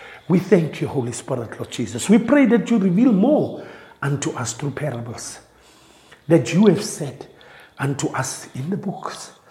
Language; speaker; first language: English; non-native, local second language; Afrikaans